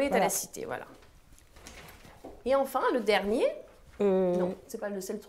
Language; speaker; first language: French; native; French